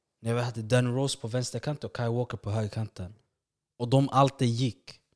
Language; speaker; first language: Swedish; early bilingual, other home language; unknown